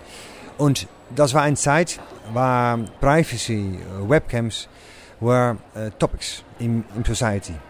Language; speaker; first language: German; non-native, learner; Dutch